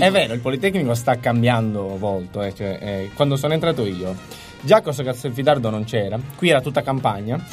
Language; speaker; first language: Italian; native; Italian